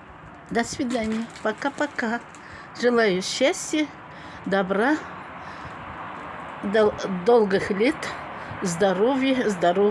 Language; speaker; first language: Russian; non-native, local second language; Tatar